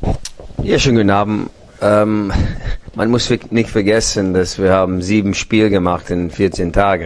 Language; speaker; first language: German; non-native, fluent; English